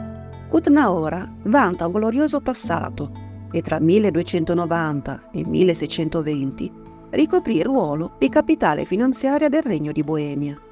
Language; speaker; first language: Italian; native; Italian